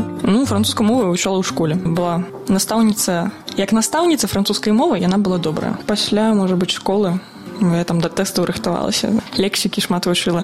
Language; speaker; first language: Belarusian; native; Belarusian